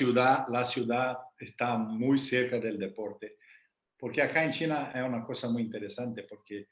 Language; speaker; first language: Spanish; non-native, fluent; Portuguese